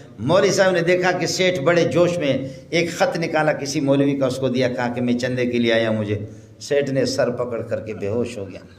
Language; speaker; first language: Urdu; non-native, local second language; Baluchi